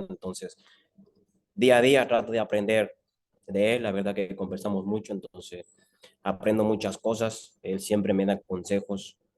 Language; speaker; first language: Spanish; native; Spanish